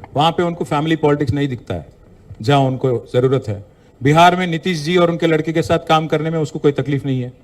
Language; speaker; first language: Hindi; non-native, local second language; Telugu